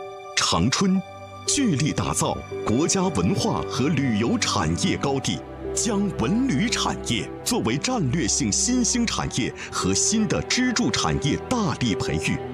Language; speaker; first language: Chinese; native; Chinese